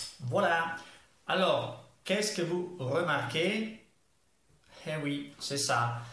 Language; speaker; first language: French; non-native, fluent; Italian